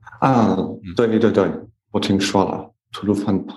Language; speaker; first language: Chinese; non-native, learner; English